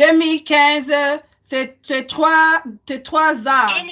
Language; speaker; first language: French; non-native, learner; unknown